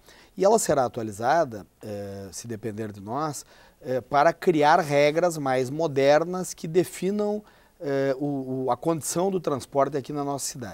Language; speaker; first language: Portuguese; native; Portuguese